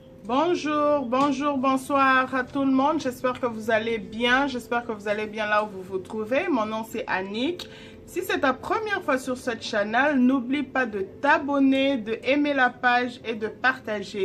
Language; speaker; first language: French; non-native, local second language; Lingala